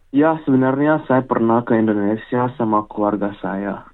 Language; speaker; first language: Indonesian; early bilingual, heritage; English